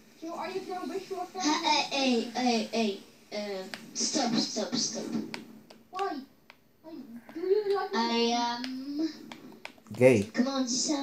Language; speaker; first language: English; non-native, learner; Spanish